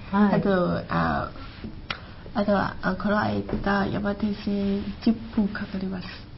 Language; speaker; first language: Japanese; non-native, learner; Chinese